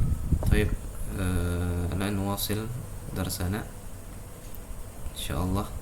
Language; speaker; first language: Arabic; non-native, fluent; Indonesian